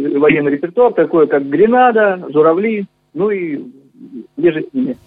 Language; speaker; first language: Russian; native; Russian